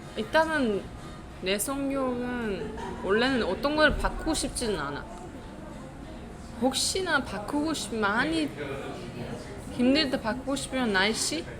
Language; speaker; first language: Korean; non-native, fluent; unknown